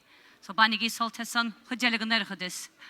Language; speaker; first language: Irish; native; Irish